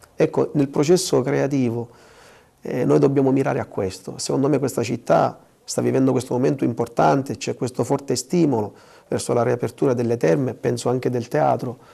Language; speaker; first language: Italian; native; Italian